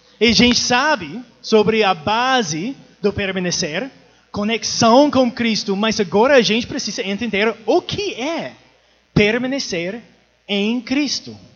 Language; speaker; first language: Portuguese; non-native, learner; English